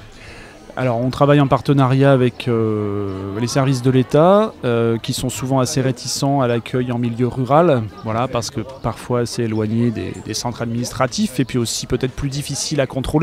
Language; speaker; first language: French; native; French